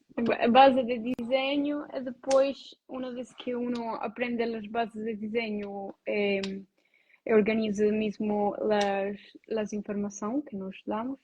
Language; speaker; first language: Portuguese; non-native, learner; Italian